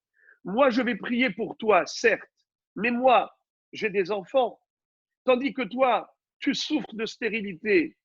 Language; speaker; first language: French; native; French